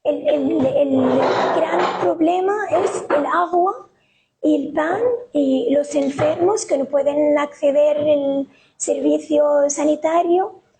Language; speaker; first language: Spanish; non-native, fluent; Arabic